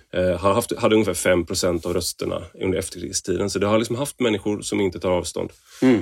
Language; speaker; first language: Swedish; native; Swedish